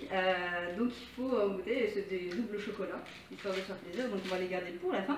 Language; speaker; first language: French; native; French